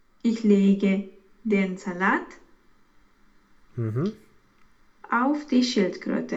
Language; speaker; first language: German; non-native, learner; Romanian